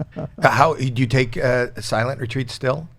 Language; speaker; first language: English; native; English